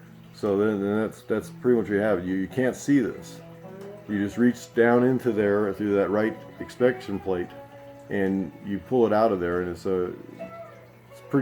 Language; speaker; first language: English; native; English